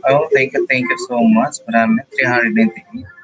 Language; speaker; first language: English; non-native, local second language; Filipino